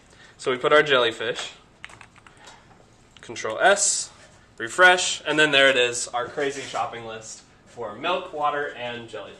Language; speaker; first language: English; native; English